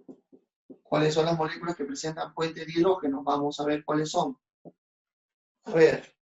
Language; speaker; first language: Spanish; native; Spanish